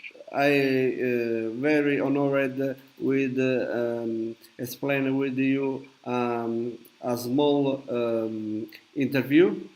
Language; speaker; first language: English; non-native, learner; Italian